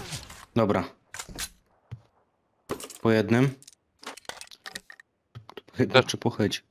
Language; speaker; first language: Polish; native; Polish